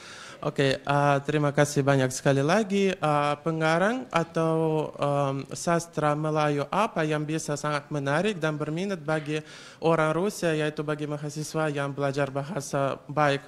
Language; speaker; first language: Indonesian; non-native, fluent; Russian